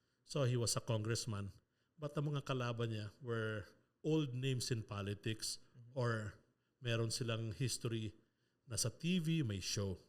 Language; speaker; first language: English; non-native, local second language; Filipino